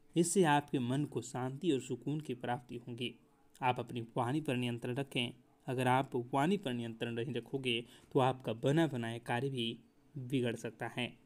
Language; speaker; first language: Hindi; native; Hindi